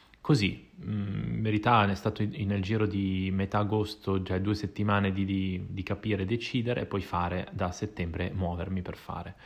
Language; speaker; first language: Italian; native; Italian